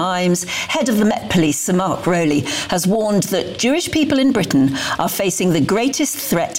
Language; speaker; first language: English; native; English